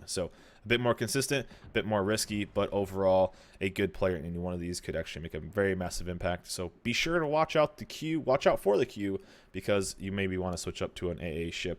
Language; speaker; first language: English; native; English